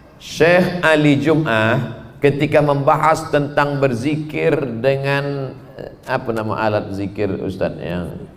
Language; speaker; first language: Malay; non-native, fluent; Indonesian